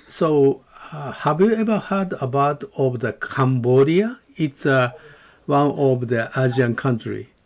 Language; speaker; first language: English; non-native, learner; Japanese